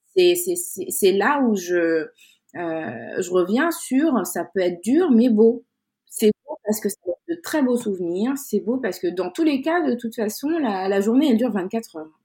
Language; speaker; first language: French; non-native, local second language; Wolof